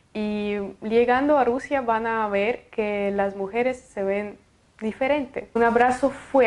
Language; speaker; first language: Spanish; non-native, fluent; Russian